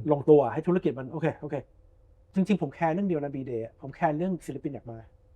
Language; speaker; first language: Thai; early bilingual, heritage; Thai